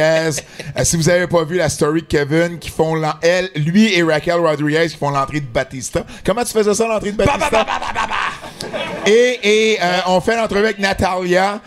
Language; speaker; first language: French; native; French